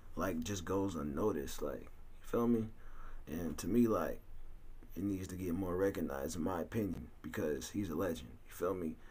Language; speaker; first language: English; native; English